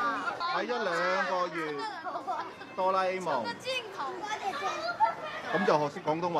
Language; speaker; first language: Cantonese; early bilingual, other home language; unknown